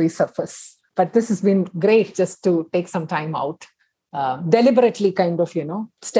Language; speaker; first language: English; non-native, local second language; Tamil